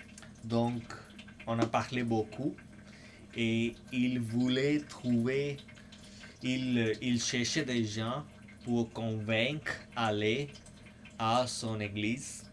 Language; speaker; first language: French; non-native, fluent; English